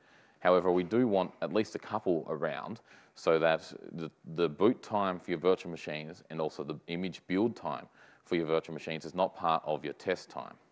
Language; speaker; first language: English; native; English